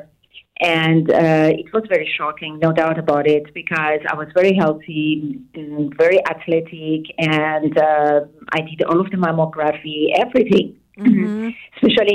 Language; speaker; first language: English; non-native, fluent; Persian